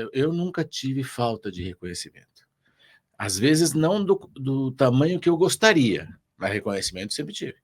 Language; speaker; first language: Portuguese; early bilingual, other home language; Spanish